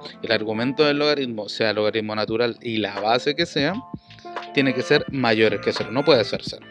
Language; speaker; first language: Spanish; native; Spanish